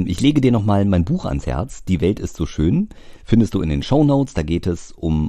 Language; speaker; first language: German; native; German